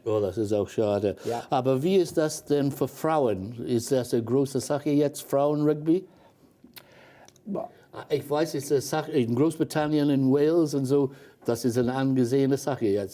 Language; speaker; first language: German; non-native, fluent; English